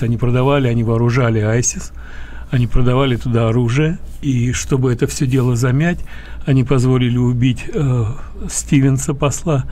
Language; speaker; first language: Russian; native; Russian